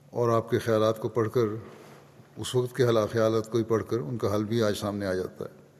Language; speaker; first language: Urdu; native; Urdu